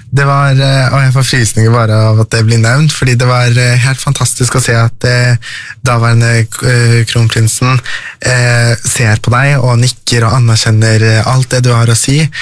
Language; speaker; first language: Norwegian; early bilingual, other home language; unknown